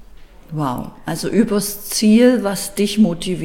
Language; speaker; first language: German; native; German